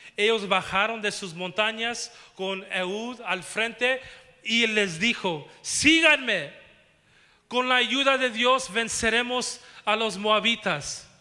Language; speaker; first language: Spanish; early bilingual, heritage; Spanish